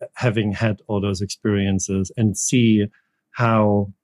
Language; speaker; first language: English; non-native, fluent; German